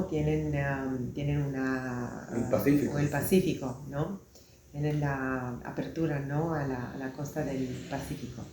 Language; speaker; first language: Spanish; non-native, fluent; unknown